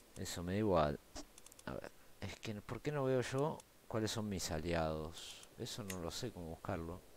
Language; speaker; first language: Spanish; native; Spanish